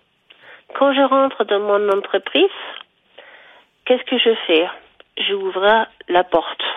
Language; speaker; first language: French; non-native, fluent; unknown